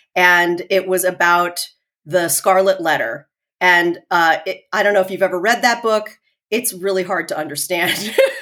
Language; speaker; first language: English; early bilingual, other home language; Chinese